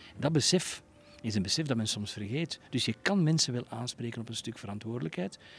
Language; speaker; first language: Dutch; native; Dutch